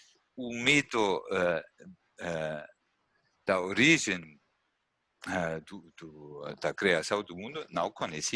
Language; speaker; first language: Portuguese; non-native, learner; German